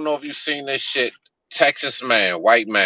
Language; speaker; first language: English; native; English